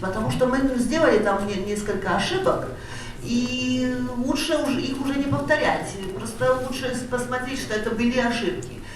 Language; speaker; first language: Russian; non-native, fluent; Polish